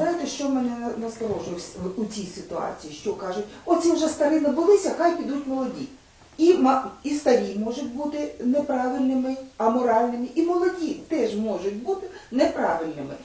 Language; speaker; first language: Ukrainian; native; Ukrainian